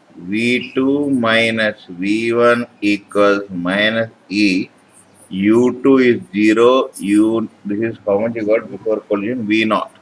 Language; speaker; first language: English; non-native, local second language; Urdu